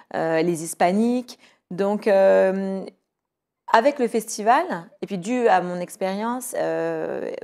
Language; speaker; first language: French; native; French